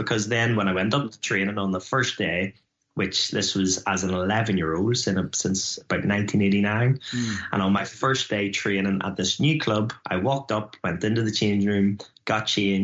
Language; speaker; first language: English; native; English